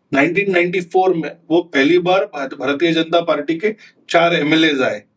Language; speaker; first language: Hindi; non-native, local second language; Konkani